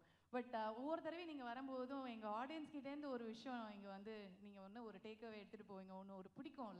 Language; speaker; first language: Tamil; native; Tamil